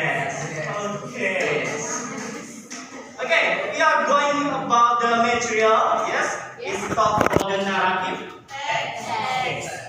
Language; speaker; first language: English; non-native, learner; Indonesian